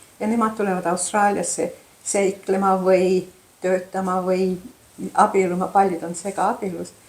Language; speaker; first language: Estonian; early bilingual, heritage; Estonian